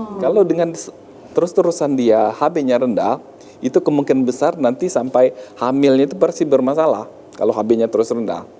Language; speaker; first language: Indonesian; native; Indonesian